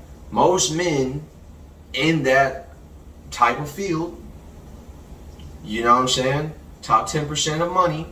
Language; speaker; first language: English; native; English